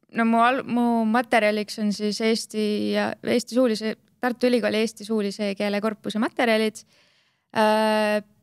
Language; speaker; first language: Estonian; native; Estonian